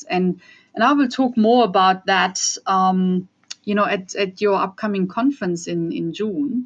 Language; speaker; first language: English; non-native, fluent; German